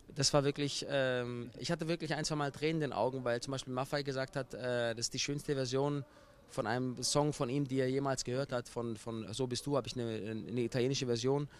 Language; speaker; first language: German; native; German